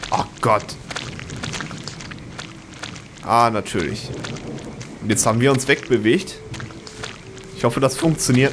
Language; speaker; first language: German; native; German